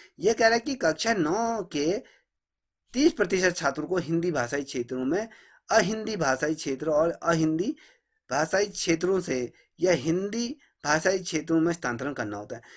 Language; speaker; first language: Hindi; native; Hindi